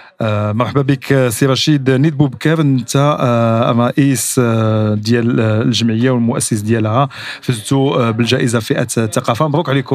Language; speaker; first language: Arabic; native; Arabic